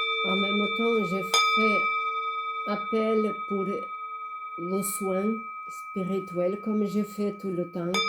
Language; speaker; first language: French; non-native, fluent; Portuguese